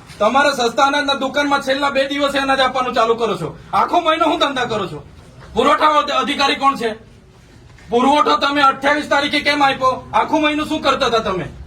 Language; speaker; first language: Gujarati; non-native, local second language; Vasavi